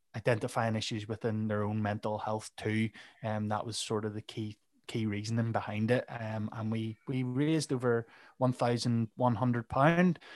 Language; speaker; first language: English; native; English